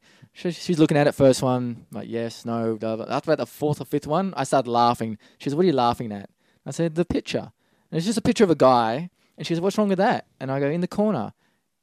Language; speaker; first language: English; native; English